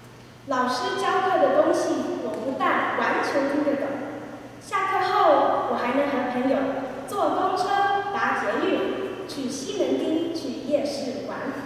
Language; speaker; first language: Chinese; early bilingual, heritage; Chinese